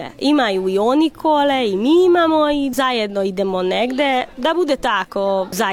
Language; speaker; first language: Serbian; non-native, local second language; Hungarian